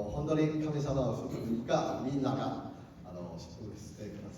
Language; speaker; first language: Japanese; non-native, learner; Cantonese